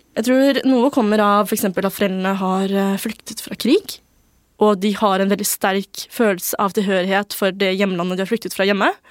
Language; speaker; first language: Norwegian; early bilingual, other home language; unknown